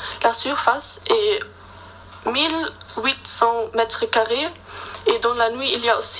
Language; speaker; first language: French; non-native, learner; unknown